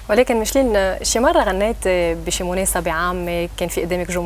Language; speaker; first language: Arabic; native; Arabic